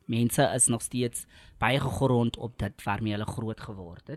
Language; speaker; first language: Afrikaans; native; Afrikaans